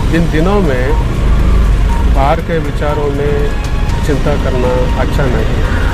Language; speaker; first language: Hindi; non-native, local second language; Kannada